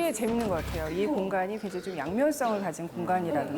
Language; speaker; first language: Korean; native; Korean